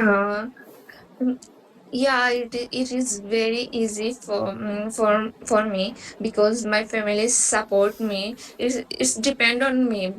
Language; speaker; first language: English; non-native, learner; Bangla